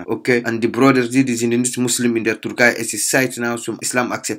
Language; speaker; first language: German; non-native, learner; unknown